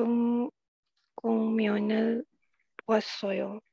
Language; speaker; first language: Korean; non-native, learner; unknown